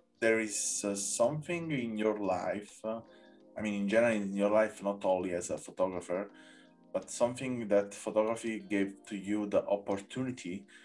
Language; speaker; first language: English; non-native, learner; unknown